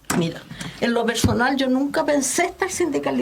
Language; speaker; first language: Spanish; native; Spanish